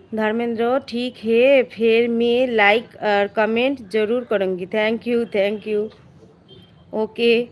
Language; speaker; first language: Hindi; non-native, local second language; Bangla